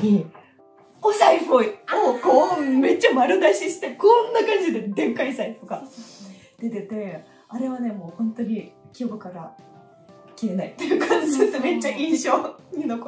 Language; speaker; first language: Japanese; non-native, fluent; Russian